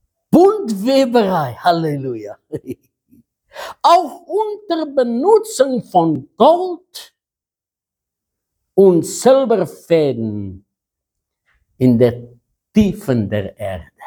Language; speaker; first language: German; non-native, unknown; Afrikaans